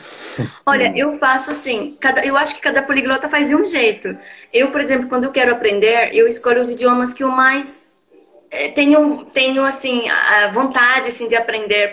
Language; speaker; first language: Portuguese; non-native, fluent; Arabic